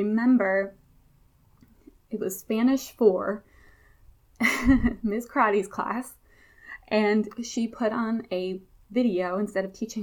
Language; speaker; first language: English; native; English